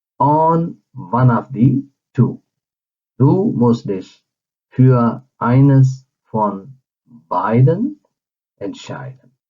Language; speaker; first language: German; non-native, fluent; Urdu